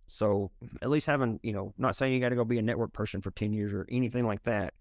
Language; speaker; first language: English; native; English